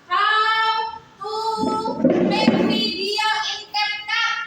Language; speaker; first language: English; non-native, fluent; Indonesian